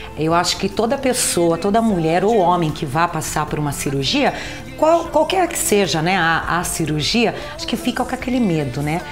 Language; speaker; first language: Portuguese; native; Portuguese